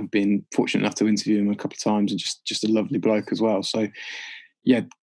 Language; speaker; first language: English; native; English